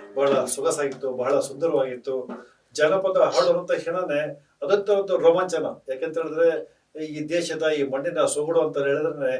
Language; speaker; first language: Kannada; native; Kannada